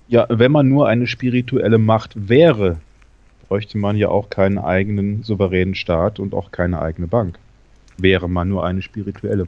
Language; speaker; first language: German; native; German